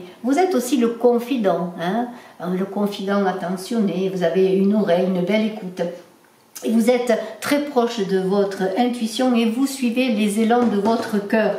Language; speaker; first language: French; native; French